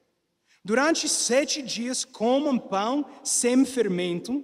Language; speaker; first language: Portuguese; non-native, learner; English